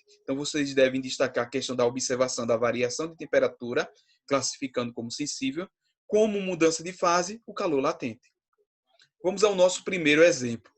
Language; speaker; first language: Portuguese; native; Portuguese